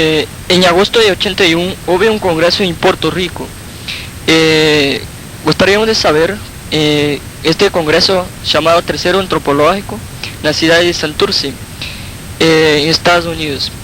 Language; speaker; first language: Spanish; non-native, fluent; Portuguese